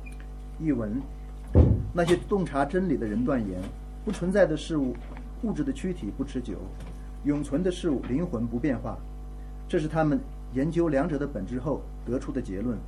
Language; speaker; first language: Chinese; native; Chinese